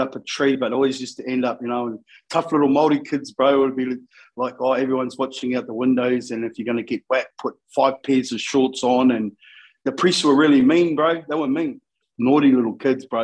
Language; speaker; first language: English; native; English